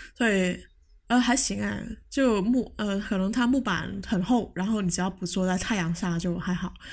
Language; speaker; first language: Chinese; non-native, local second language; Cantonese